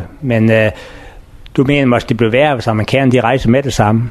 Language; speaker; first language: Danish; non-native, learner; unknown